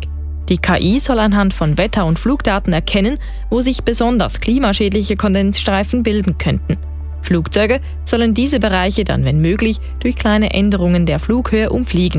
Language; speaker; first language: German; native; German